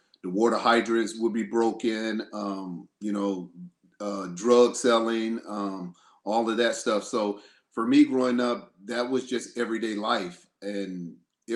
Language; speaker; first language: English; native; English